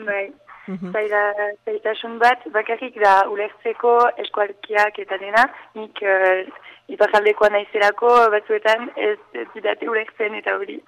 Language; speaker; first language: Basque; non-native, learner; French